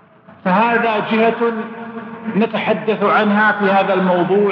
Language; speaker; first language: Arabic; native; Arabic